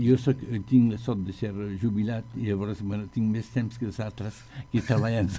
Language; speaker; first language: Catalan; non-native, learner; French